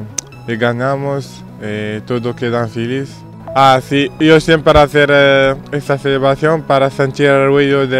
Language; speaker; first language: Spanish; non-native, fluent; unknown